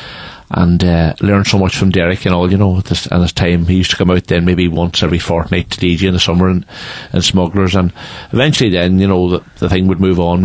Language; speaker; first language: English; native; English